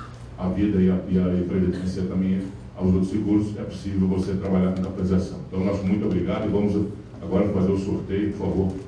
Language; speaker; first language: Portuguese; native; Portuguese